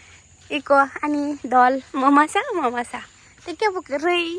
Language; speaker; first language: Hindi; non-native, local second language; Kok Borok